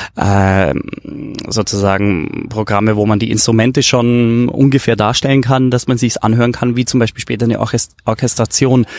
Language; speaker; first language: German; native; German